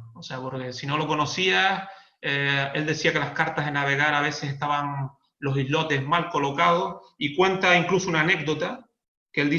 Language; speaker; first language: Spanish; native; Spanish